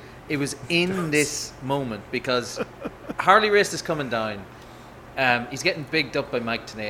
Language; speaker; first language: English; native; English